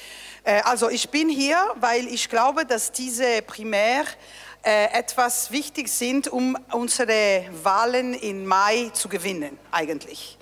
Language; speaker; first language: German; non-native, fluent; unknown